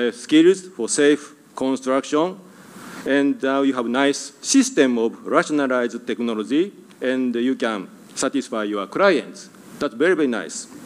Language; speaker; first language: English; non-native, fluent; Japanese